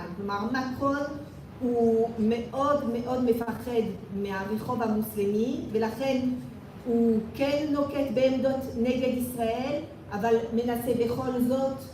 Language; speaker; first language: Hebrew; non-native, fluent; French